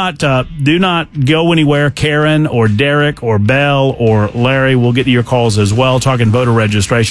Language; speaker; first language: English; native; English